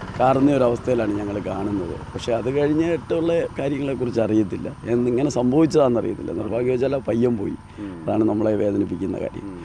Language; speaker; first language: Malayalam; native; Malayalam